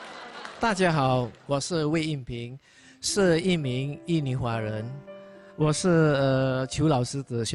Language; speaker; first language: Chinese; non-native, learner; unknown